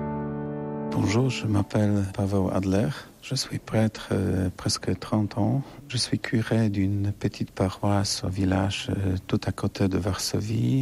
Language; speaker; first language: French; non-native, fluent; Polish